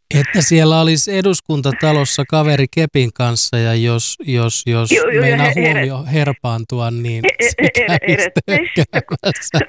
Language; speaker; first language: Finnish; native; Finnish